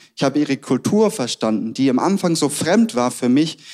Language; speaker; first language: German; native; German